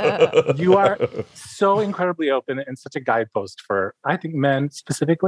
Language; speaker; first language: English; native; English